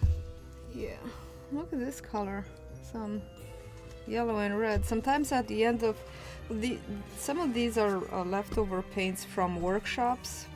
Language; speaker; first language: English; non-native, fluent; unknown